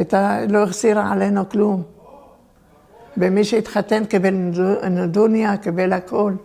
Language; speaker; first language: Hebrew; early bilingual, other home language; Turkish